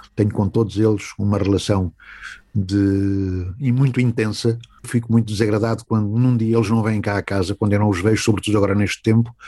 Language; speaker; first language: Portuguese; native; Portuguese